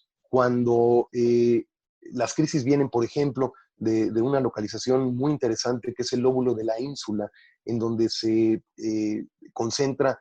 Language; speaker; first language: Spanish; native; Spanish